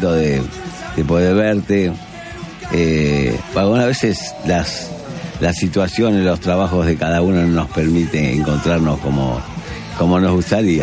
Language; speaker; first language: Spanish; native; Spanish